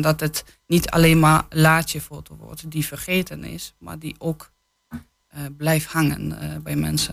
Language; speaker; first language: Dutch; non-native, fluent; Polish